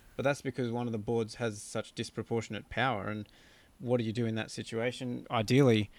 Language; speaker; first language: English; native; English